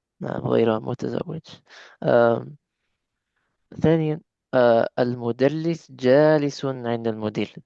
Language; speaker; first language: Arabic; non-native, learner; English